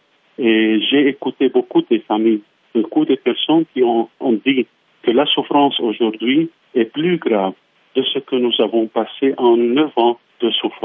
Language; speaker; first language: French; non-native, fluent; Arabic